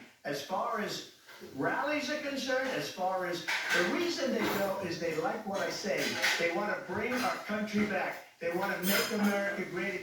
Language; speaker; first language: English; native; English